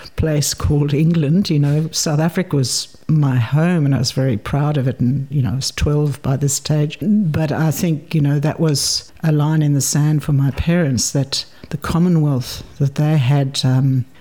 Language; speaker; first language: English; native; English